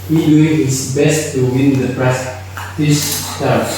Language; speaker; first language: English; non-native, learner; Indonesian